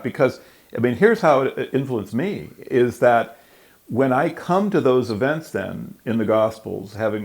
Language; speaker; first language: English; native; English